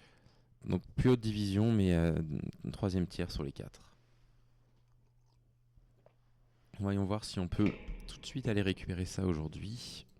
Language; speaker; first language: French; native; French